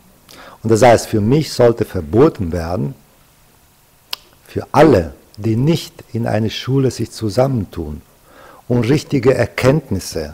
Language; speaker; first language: German; non-native, fluent; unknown